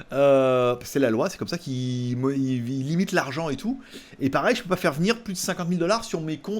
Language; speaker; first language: French; native; French